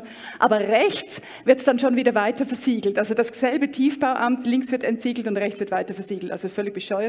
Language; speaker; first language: German; native; German